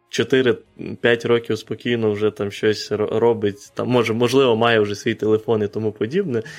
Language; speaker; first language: Ukrainian; native; Ukrainian